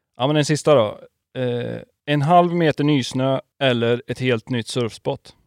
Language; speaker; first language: Swedish; native; Swedish